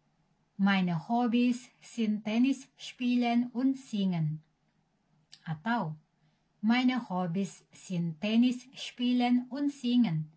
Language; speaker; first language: German; non-native, learner; Indonesian